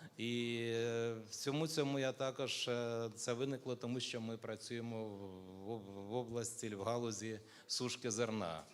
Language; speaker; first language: Ukrainian; native; Ukrainian